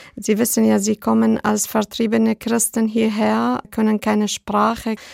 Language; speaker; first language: German; non-native, fluent; Arabic